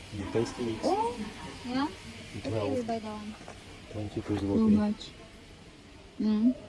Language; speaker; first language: English; non-native, learner; Filipino